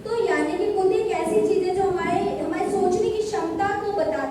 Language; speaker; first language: Hindi; native; Hindi